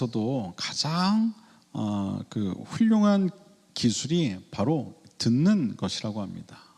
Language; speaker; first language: Korean; native; Korean